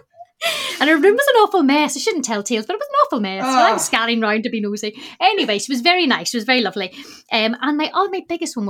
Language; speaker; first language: English; native; English